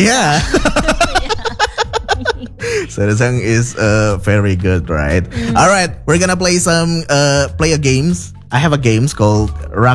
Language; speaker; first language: English; non-native, learner; Indonesian